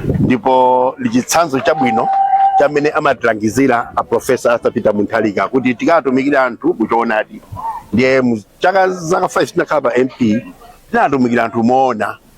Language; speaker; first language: Nyanja; native; Nyanja